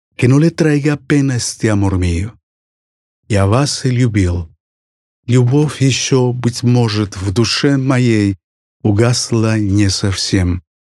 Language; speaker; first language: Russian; non-native, fluent; Spanish